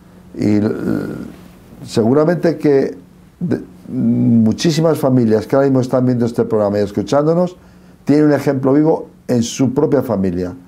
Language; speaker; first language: Spanish; native; Spanish